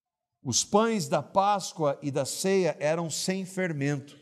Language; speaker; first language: Portuguese; native; Portuguese